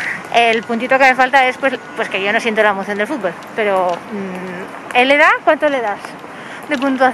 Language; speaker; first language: Spanish; native; Spanish